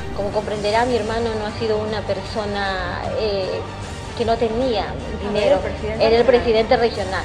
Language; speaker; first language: Spanish; native; Spanish